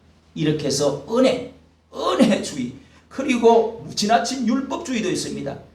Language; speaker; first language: Korean; native; Korean